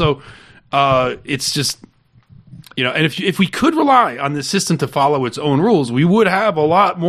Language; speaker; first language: English; native; English